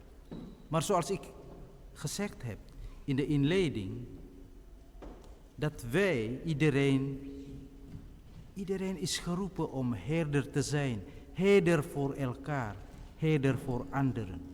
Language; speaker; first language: Dutch; non-native, fluent; Indonesian